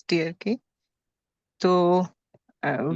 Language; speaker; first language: Hindi; native; Hindi